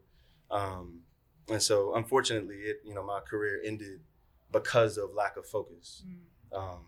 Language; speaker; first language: English; native; English